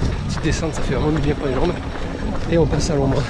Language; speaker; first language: French; native; French